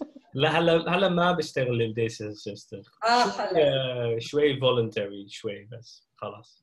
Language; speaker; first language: Arabic; non-native, learner; Dutch